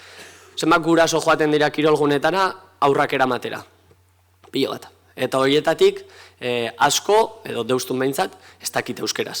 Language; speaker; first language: Basque; native; Basque